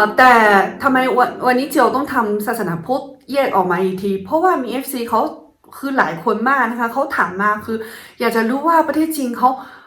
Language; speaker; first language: Thai; non-native, fluent; Chinese